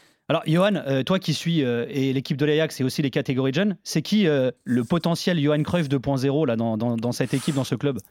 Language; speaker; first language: French; native; French